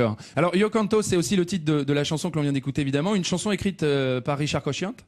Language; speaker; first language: French; native; French